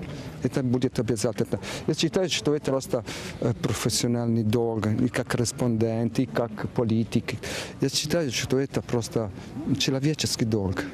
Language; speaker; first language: Russian; non-native, fluent; Italian